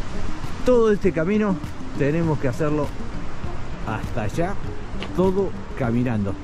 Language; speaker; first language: Spanish; native; Spanish